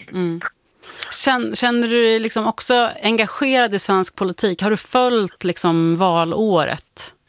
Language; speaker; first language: Swedish; native; Swedish